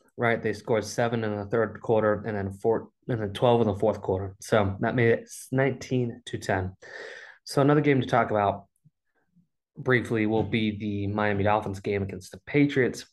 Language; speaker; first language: English; native; English